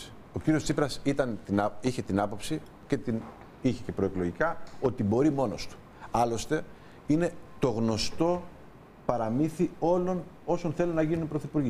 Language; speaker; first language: Greek; native; Greek